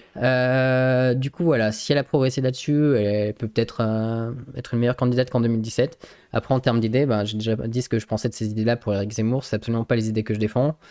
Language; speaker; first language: French; native; French